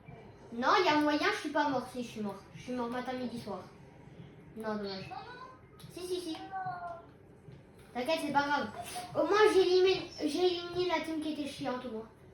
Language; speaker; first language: French; native; French